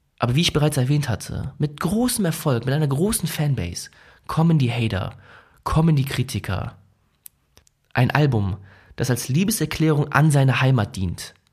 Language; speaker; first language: German; early bilingual, other home language; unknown